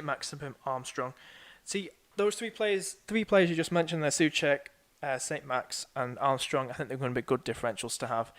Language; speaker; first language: English; native; English